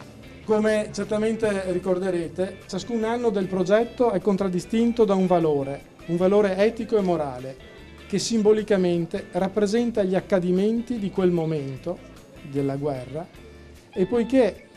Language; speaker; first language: Italian; native; Italian